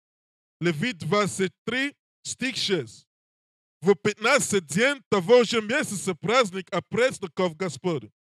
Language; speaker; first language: Russian; non-native, learner; English